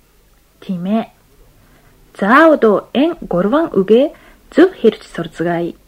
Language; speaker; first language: Mongolian; non-native, fluent; Japanese